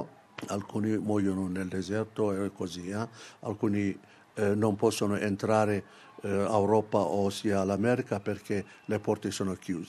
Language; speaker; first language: Italian; non-native, fluent; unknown